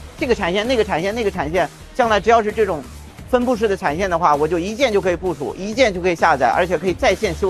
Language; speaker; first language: Chinese; native; Chinese